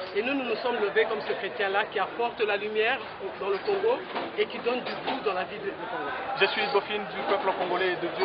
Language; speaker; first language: French; non-native, local second language; Lingala